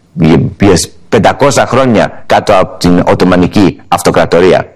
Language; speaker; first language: Greek; early bilingual, heritage; Greek